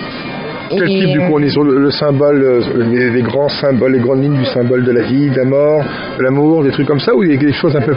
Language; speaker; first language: French; native; French